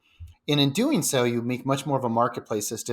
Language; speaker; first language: English; native; English